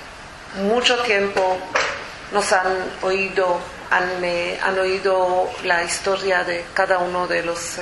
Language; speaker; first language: Spanish; non-native, fluent; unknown